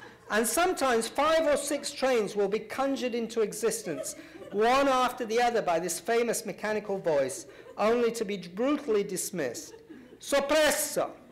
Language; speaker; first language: English; native; English